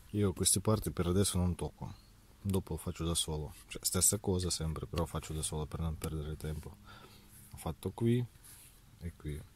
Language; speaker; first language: Italian; non-native, fluent; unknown